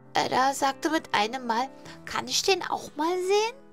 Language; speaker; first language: German; native; German